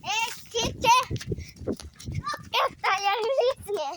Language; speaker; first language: Russian; non-native, local second language; Kazakh